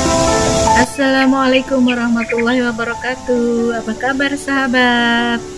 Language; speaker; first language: Indonesian; native; Indonesian